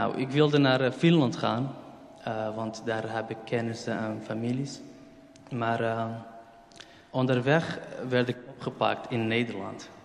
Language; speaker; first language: Dutch; non-native, fluent; Central Kurdish